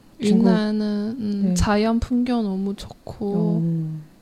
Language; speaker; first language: Korean; non-native, learner; Chinese